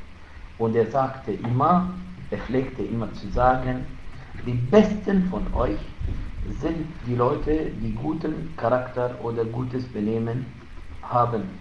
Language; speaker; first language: German; non-native, fluent; Arabic